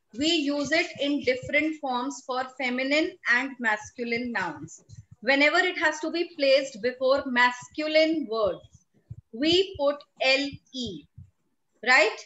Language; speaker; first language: English; non-native, local second language; Hindi